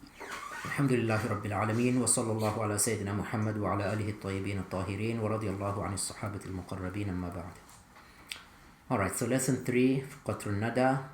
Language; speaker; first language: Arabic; non-native, fluent; English